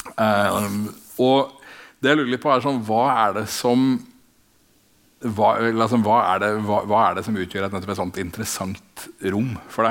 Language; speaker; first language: Norwegian; native; Norwegian